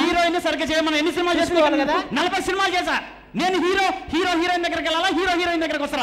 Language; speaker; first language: Telugu; native; Telugu